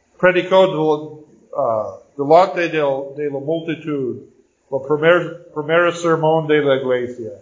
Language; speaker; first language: Spanish; non-native, fluent; Portuguese